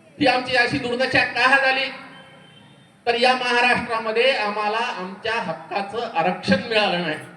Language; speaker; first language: Marathi; non-native, local second language; Lambadi